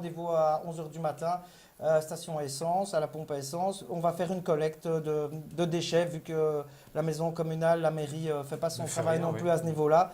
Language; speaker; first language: French; native; French